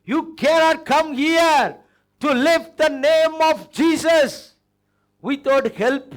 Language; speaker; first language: English; non-native, local second language; Tamil